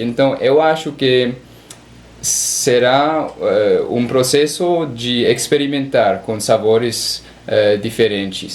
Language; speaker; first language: Portuguese; non-native, learner; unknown